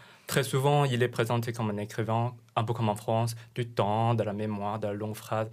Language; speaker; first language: French; non-native, fluent; Chinese